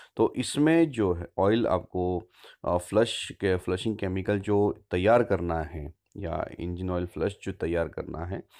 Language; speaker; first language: Hindi; non-native, local second language; Marathi